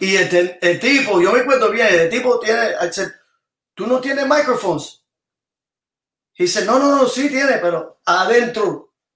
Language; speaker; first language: Spanish; early bilingual, other home language; English